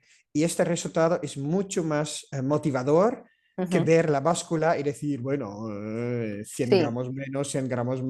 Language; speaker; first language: Spanish; non-native, fluent; Dutch